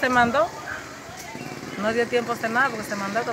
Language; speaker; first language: Spanish; native; Spanish